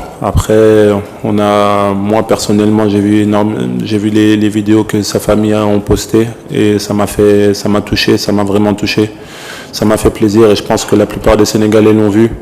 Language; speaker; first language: French; native; French